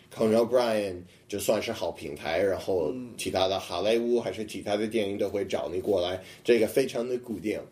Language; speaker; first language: Chinese; non-native, fluent; English